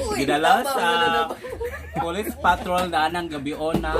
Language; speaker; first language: Filipino; non-native, fluent; Cebuano